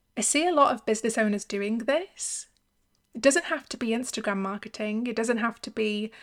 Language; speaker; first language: English; native; English